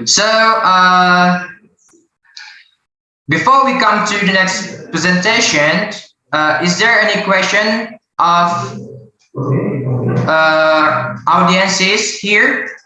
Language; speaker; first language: English; non-native, learner; Indonesian